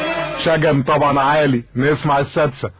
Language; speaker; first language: Arabic; native; Arabic